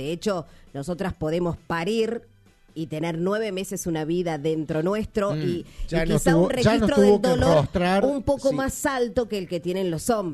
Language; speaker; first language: Spanish; native; Spanish